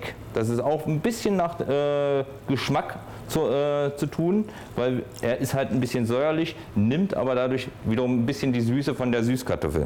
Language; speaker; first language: German; native; German